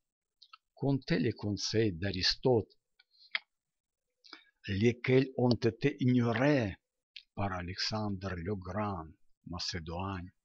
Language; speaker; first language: French; non-native, learner; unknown